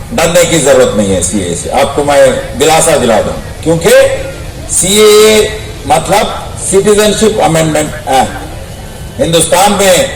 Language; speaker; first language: Urdu; native; Urdu